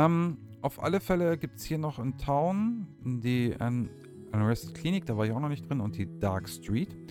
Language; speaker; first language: German; native; German